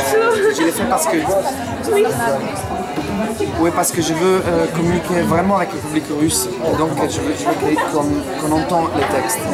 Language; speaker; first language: French; non-native, fluent; Italian